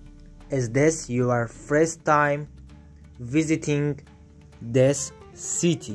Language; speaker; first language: English; non-native, fluent; Persian